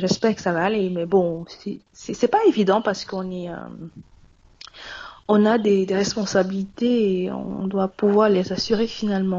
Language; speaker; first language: French; non-native, local second language; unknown